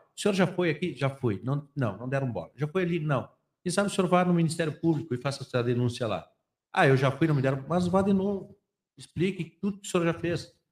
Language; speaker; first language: Portuguese; native; Portuguese